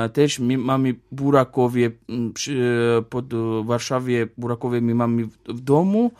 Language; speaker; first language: Polish; non-native, learner; Georgian